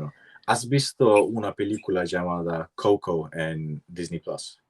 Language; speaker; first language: Spanish; non-native, learner; English